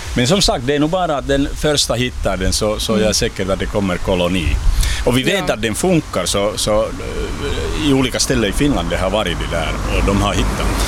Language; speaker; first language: Swedish; non-native, local second language; Finnish